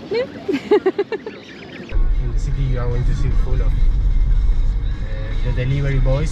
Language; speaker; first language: English; non-native, learner; Spanish